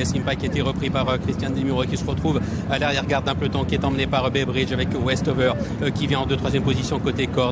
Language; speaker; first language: French; native; French